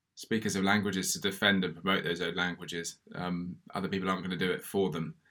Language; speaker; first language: English; native; English